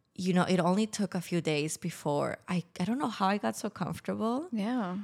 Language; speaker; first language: English; non-native, fluent; Spanish